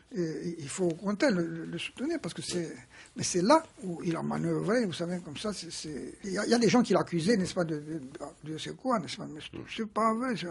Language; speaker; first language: French; non-native, fluent; Romanian